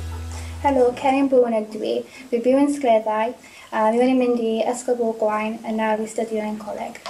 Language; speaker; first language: Welsh; non-native, local second language; English